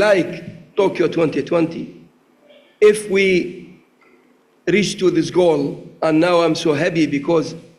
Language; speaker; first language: English; non-native, learner; Arabic